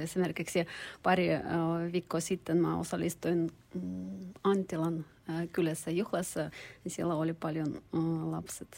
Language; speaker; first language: Finnish; non-native, learner; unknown